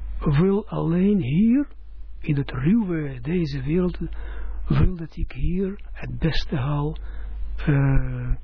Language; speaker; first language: Dutch; non-native, fluent; Russian